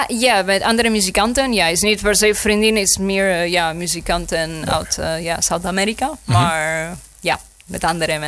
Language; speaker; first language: Dutch; non-native, learner; Spanish